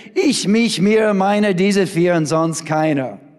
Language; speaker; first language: German; non-native, fluent; English